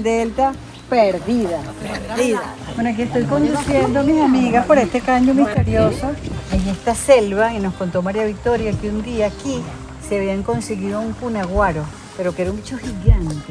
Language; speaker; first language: Spanish; native; Spanish